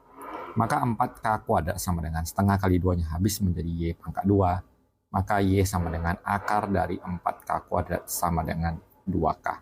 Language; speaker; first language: Indonesian; native; Indonesian